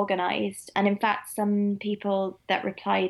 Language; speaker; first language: English; native; English